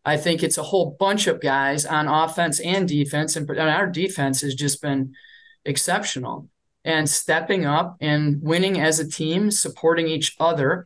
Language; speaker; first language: English; native; English